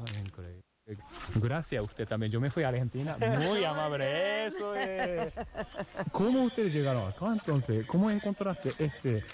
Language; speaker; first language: Spanish; non-native, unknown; Japanese